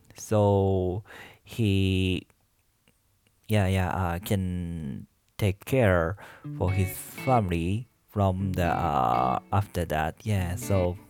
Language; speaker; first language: English; non-native, learner; Japanese